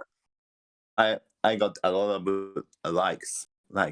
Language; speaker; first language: English; non-native, learner; Japanese